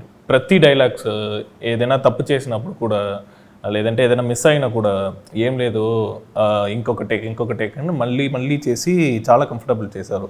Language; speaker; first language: Telugu; non-native, learner; Tamil